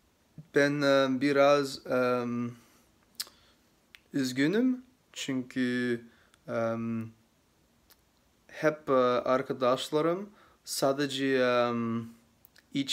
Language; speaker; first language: Turkish; non-native, learner; English